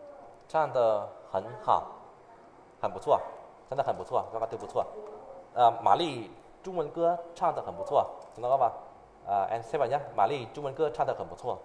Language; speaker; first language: Chinese; non-native, fluent; Vietnamese